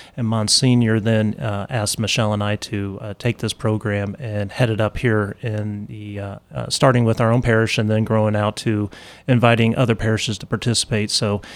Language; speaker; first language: English; native; English